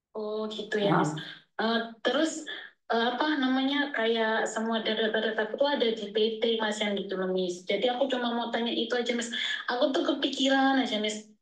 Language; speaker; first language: Indonesian; native; Indonesian